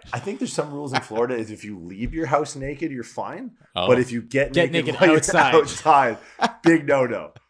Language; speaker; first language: English; native; English